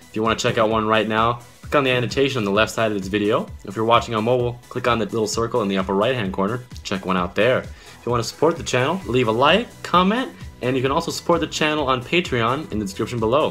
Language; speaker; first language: English; native; English